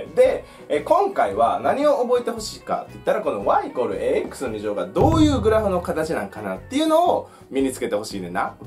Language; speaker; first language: Japanese; native; Japanese